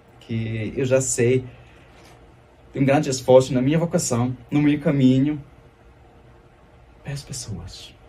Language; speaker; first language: Portuguese; non-native, fluent; German